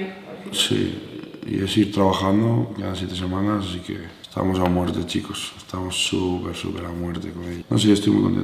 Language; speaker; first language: Spanish; native; Spanish